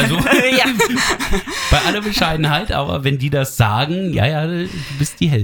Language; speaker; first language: German; native; German